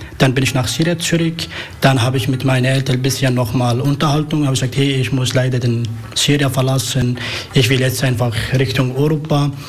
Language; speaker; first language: German; non-native, learner; Arabic